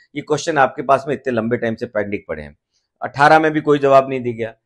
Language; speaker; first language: Hindi; native; Hindi